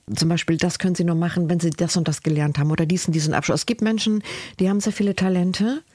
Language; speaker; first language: German; early bilingual, other home language; Spanish